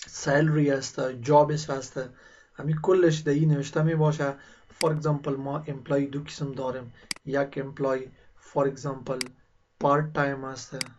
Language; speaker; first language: English; non-native, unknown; Persian